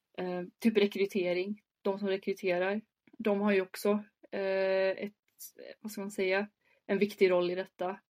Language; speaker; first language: Swedish; early bilingual, other home language; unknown